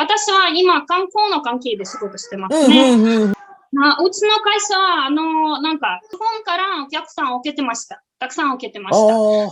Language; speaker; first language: Japanese; non-native, fluent; Russian